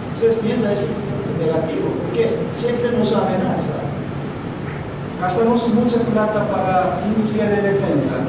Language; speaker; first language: Spanish; non-native, learner; Korean